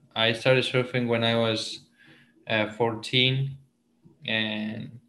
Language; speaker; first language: English; non-native, fluent; Spanish